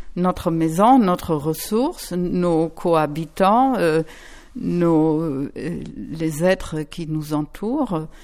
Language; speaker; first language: French; non-native, fluent; German